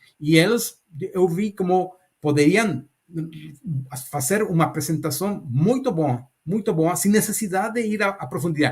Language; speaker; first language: Portuguese; non-native, learner; Spanish